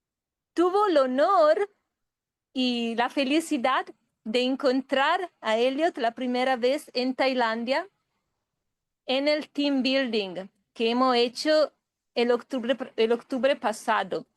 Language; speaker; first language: Spanish; non-native, fluent; Italian